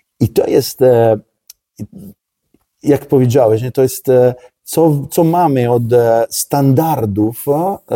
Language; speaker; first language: Polish; non-native, learner; Italian